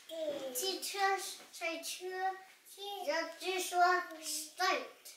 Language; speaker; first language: Chinese; early bilingual, heritage; Chinese